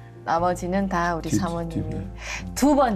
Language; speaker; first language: Korean; native; Korean